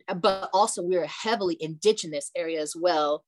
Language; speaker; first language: English; early bilingual, other home language; Portuguese